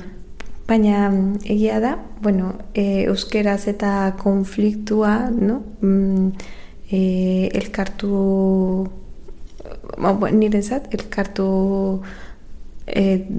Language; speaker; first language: Basque; non-native, learner; Spanish